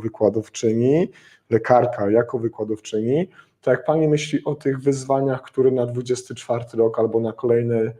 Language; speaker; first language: Polish; native; Polish